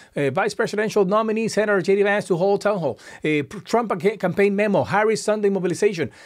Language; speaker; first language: Spanish; native; Spanish